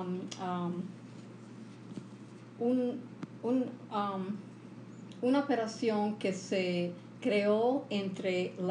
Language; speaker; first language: Spanish; early bilingual, heritage; Spanish